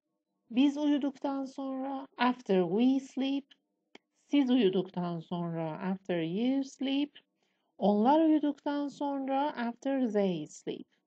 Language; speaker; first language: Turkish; non-native, fluent; Persian